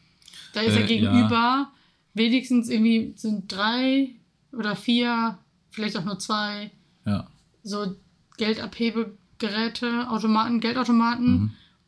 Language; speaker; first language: German; native; German